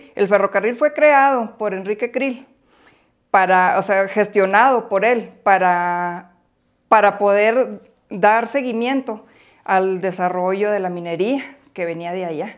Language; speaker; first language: Spanish; native; Spanish